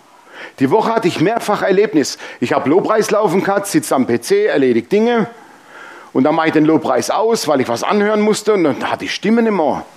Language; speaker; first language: German; native; German